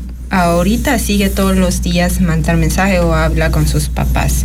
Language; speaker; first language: Spanish; non-native, learner; Chinese